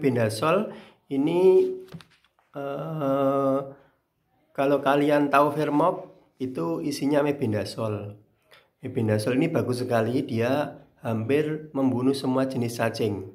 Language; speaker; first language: Indonesian; native; Indonesian